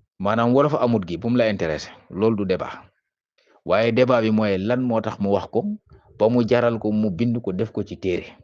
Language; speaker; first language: Wolof; non-native, local second language; Serer